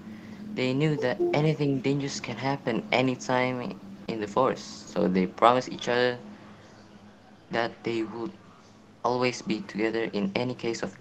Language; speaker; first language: English; non-native, learner; Indonesian